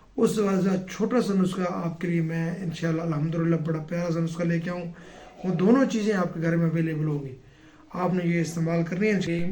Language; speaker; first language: Urdu; native; Urdu